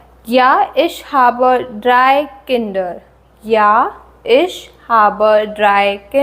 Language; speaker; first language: German; non-native, fluent; Hindi